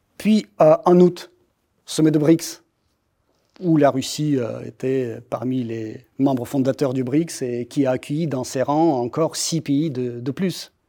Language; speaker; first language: French; non-native, fluent; Russian